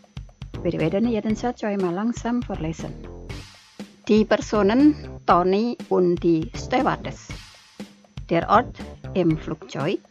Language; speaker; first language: German; non-native, fluent; Indonesian